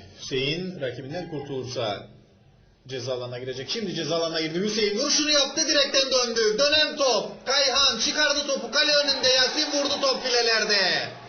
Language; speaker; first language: Turkish; native; Turkish